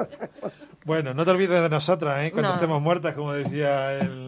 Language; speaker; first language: Spanish; native; Spanish